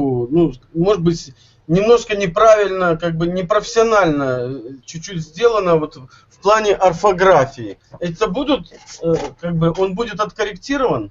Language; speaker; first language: Russian; native; Russian